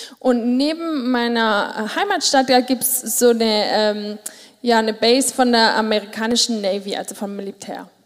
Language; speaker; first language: German; native; German